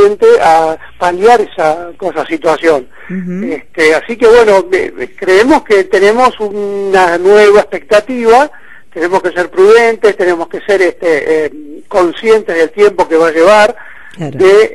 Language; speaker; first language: Spanish; native; Spanish